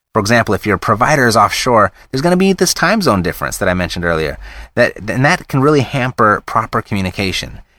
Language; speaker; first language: English; native; English